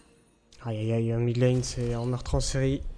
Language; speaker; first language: French; native; French